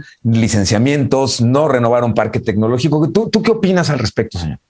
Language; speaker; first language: Spanish; native; Spanish